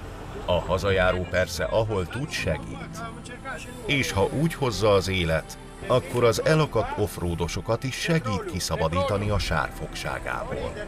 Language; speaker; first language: Hungarian; native; Hungarian